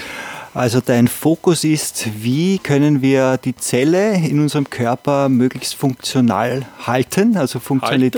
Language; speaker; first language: German; native; German